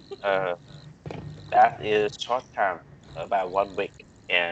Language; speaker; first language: English; non-native, learner; Vietnamese